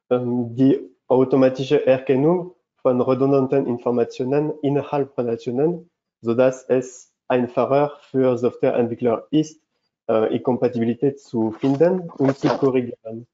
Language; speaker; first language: German; non-native, fluent; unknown